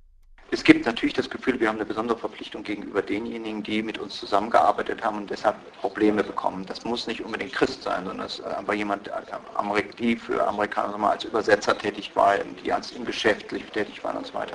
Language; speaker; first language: German; non-native, fluent; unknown